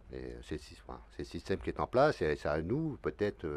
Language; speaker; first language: French; native; French